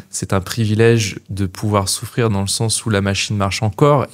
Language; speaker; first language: French; native; French